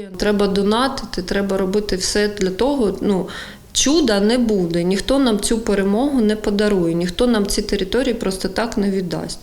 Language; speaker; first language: Ukrainian; non-native, local second language; Russian